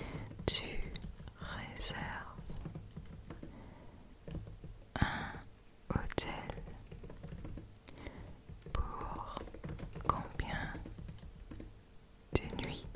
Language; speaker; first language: French; non-native, learner; English